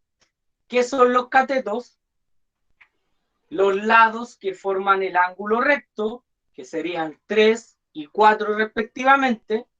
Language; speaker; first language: Spanish; native; Spanish